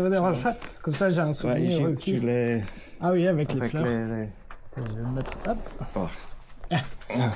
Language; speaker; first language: French; native; French